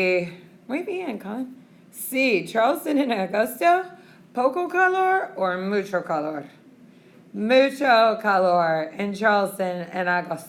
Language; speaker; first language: Spanish; non-native, fluent; English